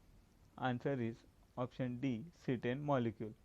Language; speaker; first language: English; non-native, local second language; Marathi